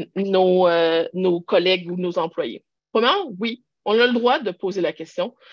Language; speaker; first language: French; native; French